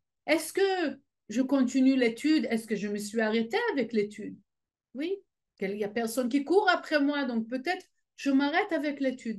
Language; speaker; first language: French; non-native, fluent; Hebrew